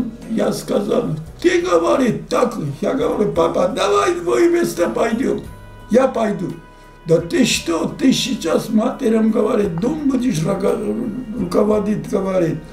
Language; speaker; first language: Russian; non-native, local second language; Abkhazian